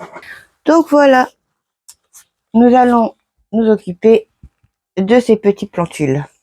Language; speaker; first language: French; native; French